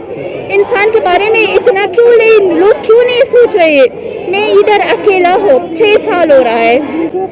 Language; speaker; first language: Hindi; non-native, learner; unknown